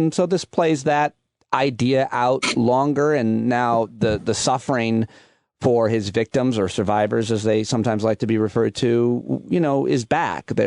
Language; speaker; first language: English; native; English